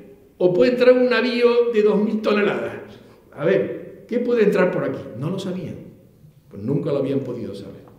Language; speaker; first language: Spanish; native; Spanish